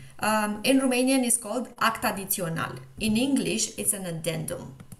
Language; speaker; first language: English; non-native, fluent; Romanian